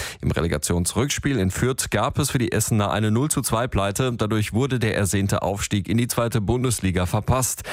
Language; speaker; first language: German; native; German